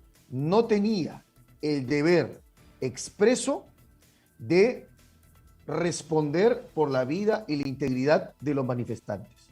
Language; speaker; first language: Spanish; native; Spanish